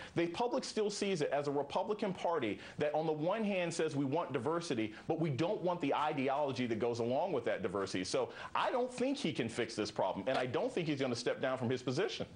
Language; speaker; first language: English; native; English